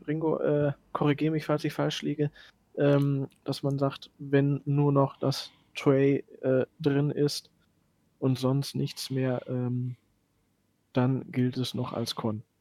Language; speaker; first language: German; native; German